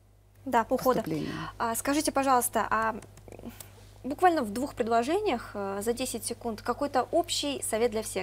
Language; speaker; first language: Russian; native; Russian